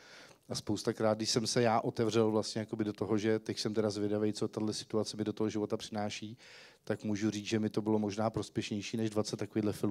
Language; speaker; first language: Czech; native; Czech